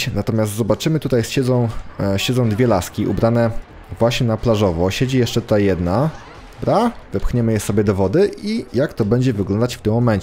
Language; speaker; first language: Polish; native; Polish